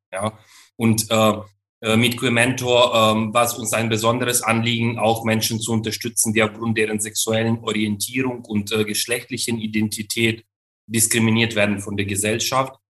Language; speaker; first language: German; non-native, fluent; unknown